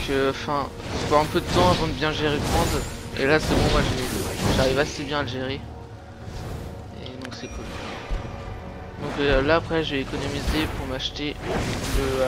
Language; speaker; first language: French; native; French